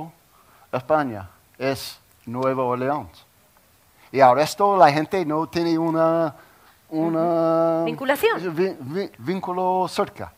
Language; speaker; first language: Spanish; non-native, learner; English